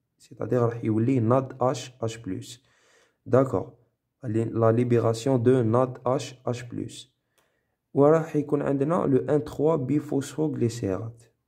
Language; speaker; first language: French; non-native, local second language; Arabic